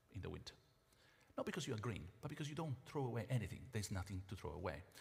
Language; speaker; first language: English; non-native, fluent; Italian